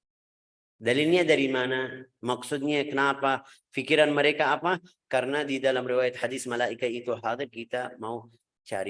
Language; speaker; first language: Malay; non-native, fluent; Arabic